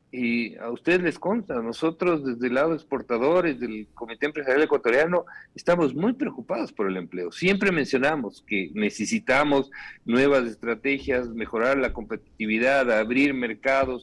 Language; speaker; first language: Spanish; native; Spanish